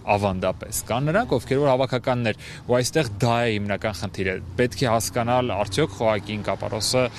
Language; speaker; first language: Armenian; native; Armenian